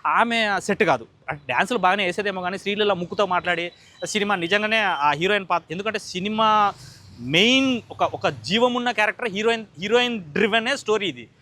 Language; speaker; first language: Telugu; native; Telugu